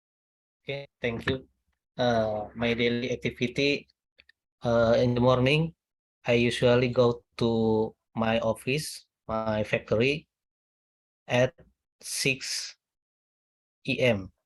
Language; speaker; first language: English; non-native, learner; Indonesian